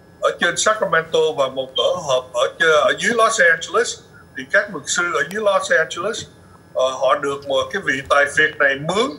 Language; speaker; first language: Vietnamese; early bilingual, other home language; English